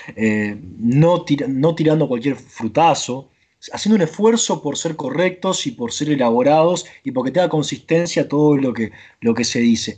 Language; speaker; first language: Spanish; native; Spanish